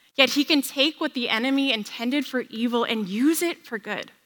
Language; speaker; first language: English; native; English